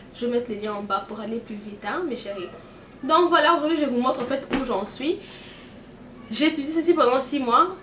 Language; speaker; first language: French; non-native, local second language; Lingala